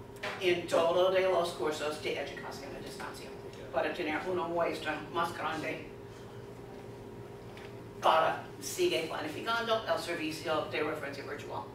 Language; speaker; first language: Spanish; non-native, fluent; English